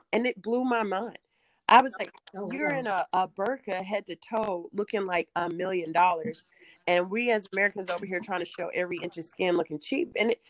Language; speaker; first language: English; native; English